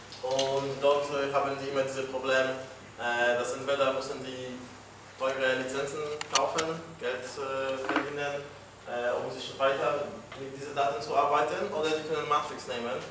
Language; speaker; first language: German; non-native, fluent; Polish